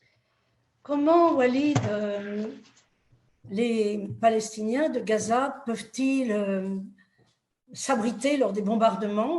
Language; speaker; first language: French; native; French